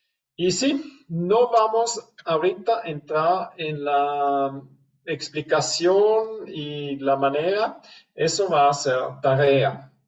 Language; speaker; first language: Spanish; non-native, fluent; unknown